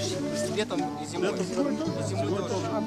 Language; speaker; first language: Russian; non-native, local second language; Kyrgyz